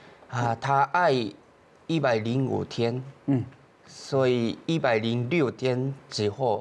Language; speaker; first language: Chinese; non-native, fluent; Japanese